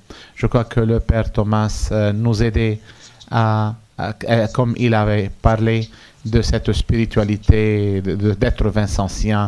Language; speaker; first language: French; non-native, fluent; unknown